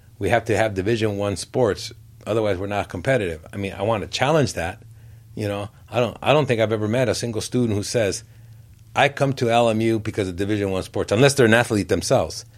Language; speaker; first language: English; native; English